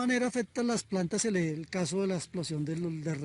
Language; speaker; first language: Spanish; native; Spanish